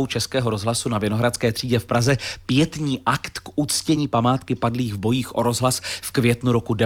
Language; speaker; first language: Czech; native; Czech